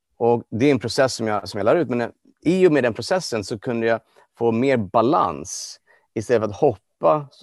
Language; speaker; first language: Swedish; non-native, fluent; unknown